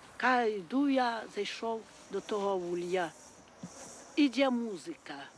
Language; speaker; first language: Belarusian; native; Belarusian